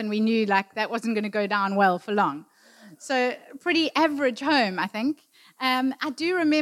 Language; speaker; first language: English; native; English